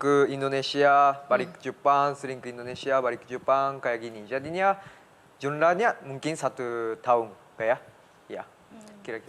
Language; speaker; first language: Indonesian; early bilingual, heritage; Japanese